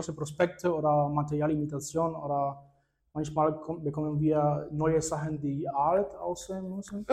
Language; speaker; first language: German; non-native, fluent; Spanish